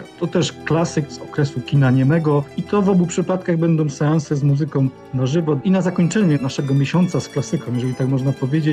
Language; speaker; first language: Polish; native; Polish